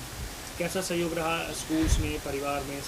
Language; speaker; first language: Hindi; native; Hindi